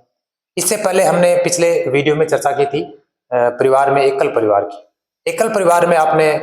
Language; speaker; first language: Hindi; native; Hindi